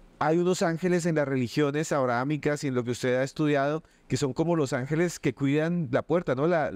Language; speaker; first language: Spanish; native; Spanish